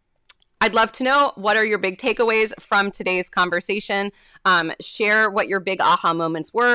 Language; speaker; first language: English; native; English